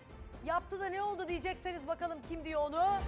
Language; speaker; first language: Turkish; native; Turkish